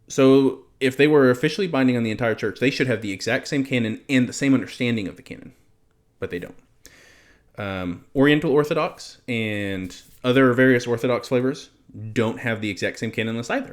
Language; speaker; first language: English; native; English